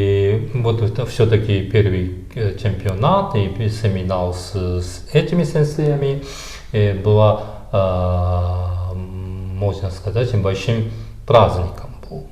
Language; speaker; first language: Russian; non-native, fluent; Japanese